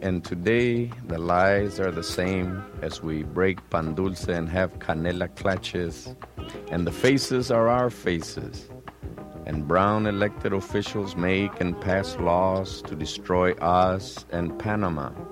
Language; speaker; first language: English; early bilingual, other home language; Spanish